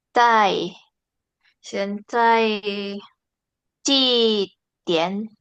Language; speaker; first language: Chinese; non-native, learner; Indonesian